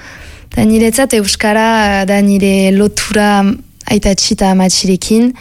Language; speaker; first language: Basque; non-native, local second language; French